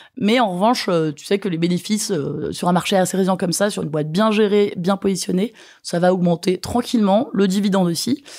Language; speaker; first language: French; native; French